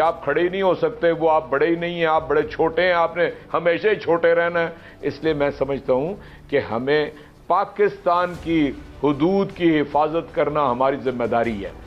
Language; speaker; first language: Urdu; native; Urdu